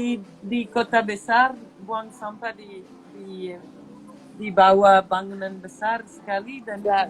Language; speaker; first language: Indonesian; non-native, fluent; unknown